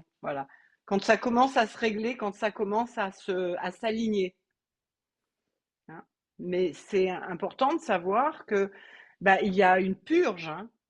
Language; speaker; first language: French; native; French